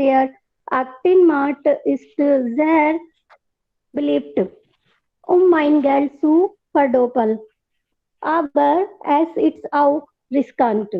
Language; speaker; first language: German; non-native, learner; Hindi